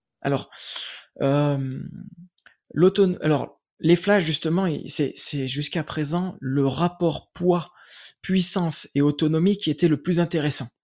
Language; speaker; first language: French; native; French